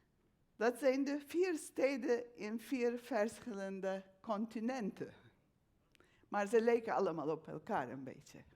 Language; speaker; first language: Dutch; non-native, fluent; Turkish